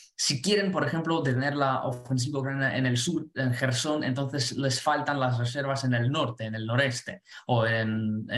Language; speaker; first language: Spanish; non-native, fluent; Ukrainian